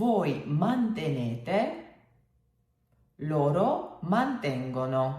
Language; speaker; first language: Italian; non-native, fluent; Georgian